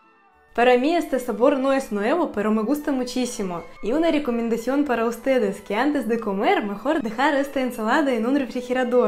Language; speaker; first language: Spanish; non-native, fluent; Russian